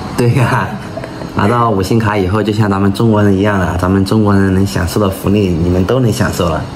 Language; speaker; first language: Chinese; native; Chinese